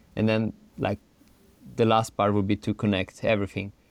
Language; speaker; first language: English; non-native, fluent; Italian